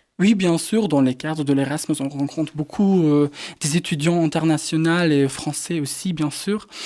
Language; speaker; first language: French; non-native, fluent; German